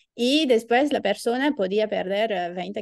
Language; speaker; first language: Spanish; non-native, learner; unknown